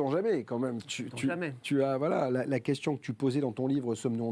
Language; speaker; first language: French; native; French